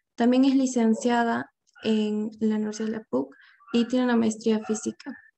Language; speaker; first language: Spanish; native; Spanish